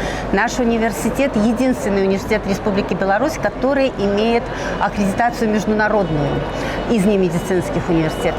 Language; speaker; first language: Russian; native; Russian